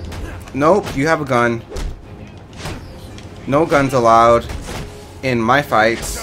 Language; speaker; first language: English; native; English